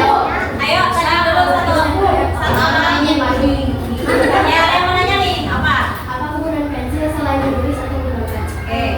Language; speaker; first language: Indonesian; native; Indonesian